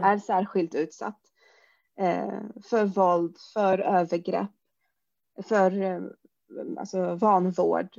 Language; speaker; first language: Swedish; early bilingual, other home language; Arabic